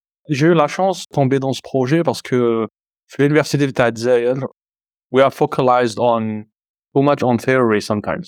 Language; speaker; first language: French; non-native, local second language; Arabic